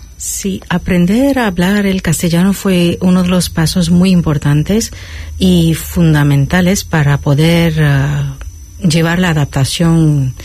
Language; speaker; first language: Spanish; non-native, fluent; Hindi